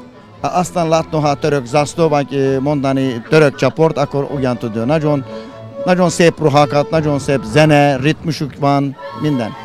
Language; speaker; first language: Hungarian; non-native, learner; Turkish